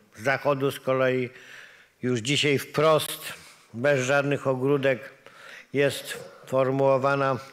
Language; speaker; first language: Polish; native; Polish